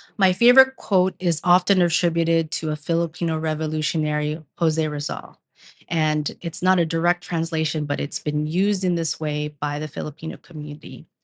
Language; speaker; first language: English; early bilingual, other home language; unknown